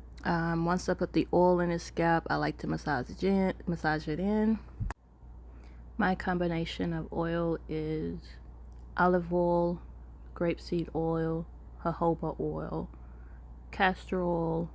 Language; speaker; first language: English; native; English